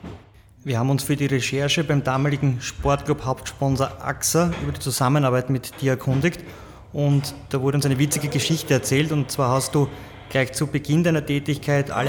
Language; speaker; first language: German; native; German